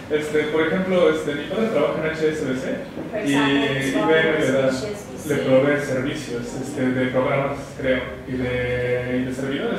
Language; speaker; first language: Spanish; native; Spanish